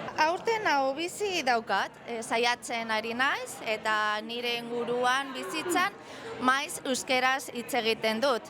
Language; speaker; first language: Basque; non-native, learner; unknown